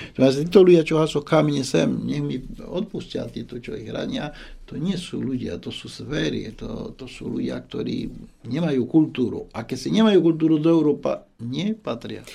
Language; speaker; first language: Slovak; non-native, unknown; Spanish